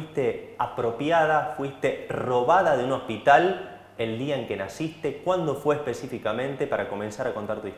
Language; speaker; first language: Spanish; native; Spanish